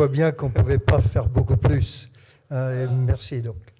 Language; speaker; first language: French; native; French